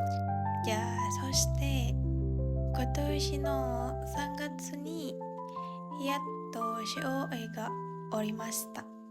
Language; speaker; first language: Japanese; non-native, learner; Indonesian